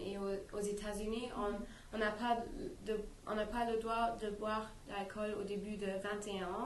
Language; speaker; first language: French; non-native, learner; English